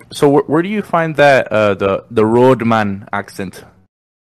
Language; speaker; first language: English; non-native, fluent; Spanish